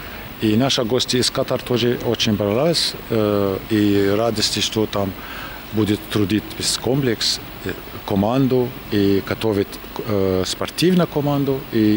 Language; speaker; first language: Russian; non-native, learner; Arabic